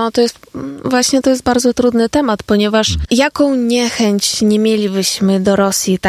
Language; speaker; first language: Polish; non-native, fluent; Ukrainian